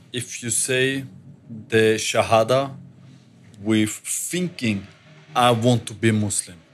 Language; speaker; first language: English; non-native, learner; German